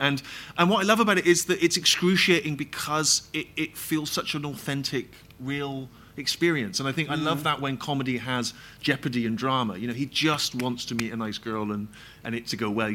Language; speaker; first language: English; native; English